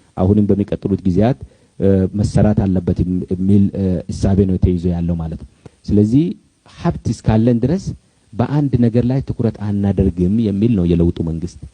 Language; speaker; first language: Amharic; non-native, local second language; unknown